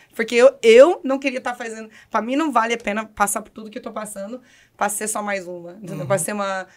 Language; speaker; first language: Portuguese; early bilingual, heritage; English